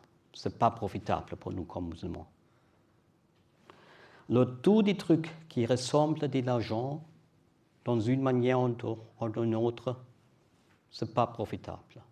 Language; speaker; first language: French; non-native, learner; German